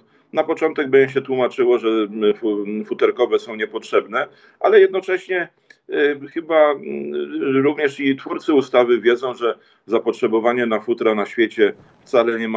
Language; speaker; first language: Polish; native; Polish